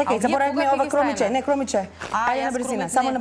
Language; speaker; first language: Macedonian; non-native, learner; Filipino